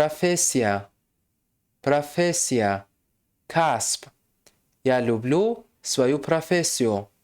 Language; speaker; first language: Russian; non-native, fluent; Tajik